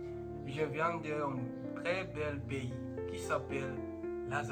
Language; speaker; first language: French; non-native, learner; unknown